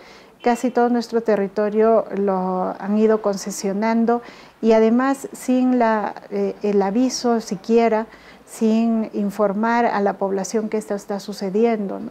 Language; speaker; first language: Spanish; native; Spanish